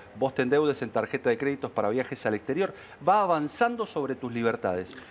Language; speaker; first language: Spanish; native; Spanish